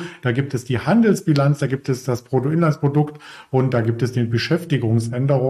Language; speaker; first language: German; native; German